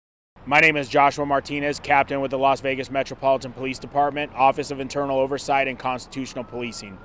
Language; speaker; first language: English; native; English